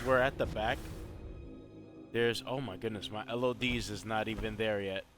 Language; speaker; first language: English; native; English